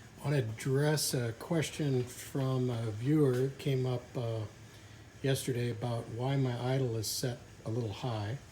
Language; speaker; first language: English; native; English